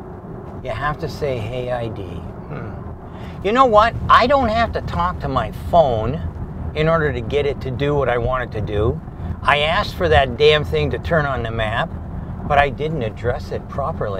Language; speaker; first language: English; native; English